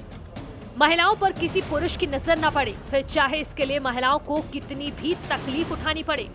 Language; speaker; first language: Hindi; native; Hindi